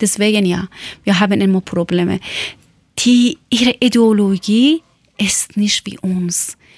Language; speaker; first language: German; non-native, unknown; Persian